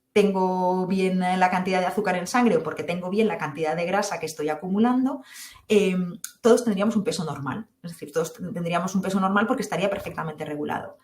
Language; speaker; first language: Spanish; native; Spanish